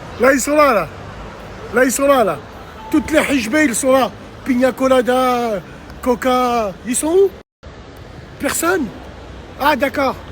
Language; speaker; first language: French; early bilingual, other home language; Arabic